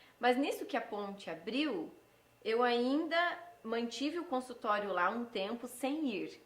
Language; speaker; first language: Portuguese; early bilingual, heritage; Portuguese